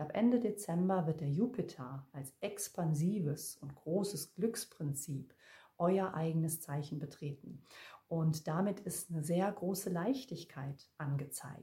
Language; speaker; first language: German; native; German